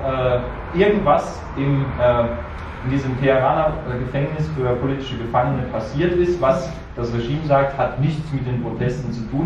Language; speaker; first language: German; native; German